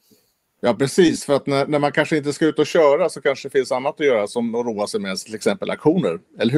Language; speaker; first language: Swedish; native; Swedish